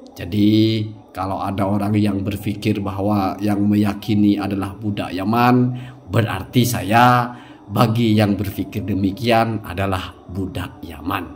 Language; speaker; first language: Indonesian; non-native, local second language; Madurese